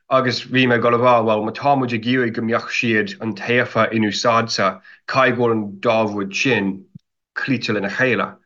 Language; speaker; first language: Irish; non-native, fluent; English